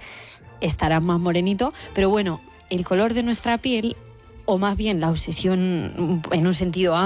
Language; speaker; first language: Spanish; native; Spanish